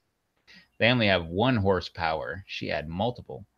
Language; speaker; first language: English; native; English